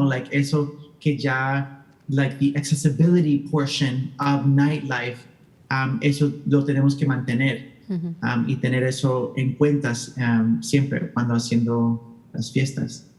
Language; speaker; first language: Spanish; early bilingual, heritage; Spanish